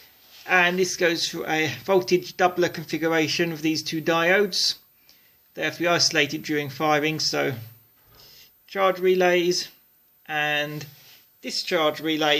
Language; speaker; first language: English; native; English